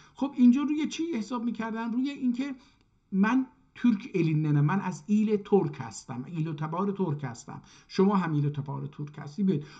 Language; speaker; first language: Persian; non-native, local second language; Azerbaijani